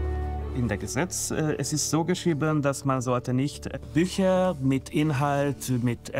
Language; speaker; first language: German; non-native, fluent; Hungarian